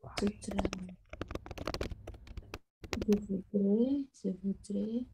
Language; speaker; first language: French; non-native, learner; Indonesian